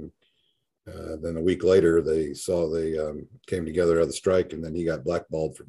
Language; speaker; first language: English; native; English